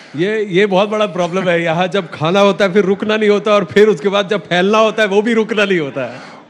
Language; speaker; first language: Hindi; native; Hindi